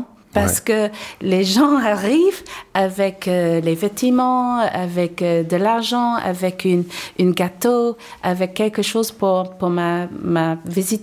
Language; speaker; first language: French; non-native, learner; English